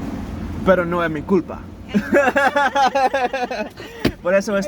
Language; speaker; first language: Spanish; early bilingual, heritage; English